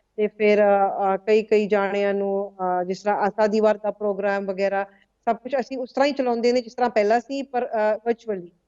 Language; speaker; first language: Punjabi; early bilingual, heritage; Punjabi